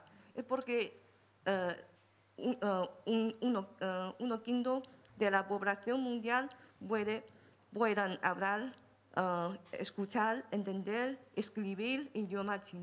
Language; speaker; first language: Spanish; non-native, fluent; Chinese